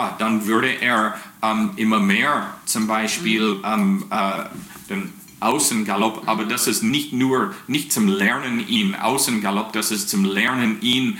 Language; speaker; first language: German; non-native, fluent; English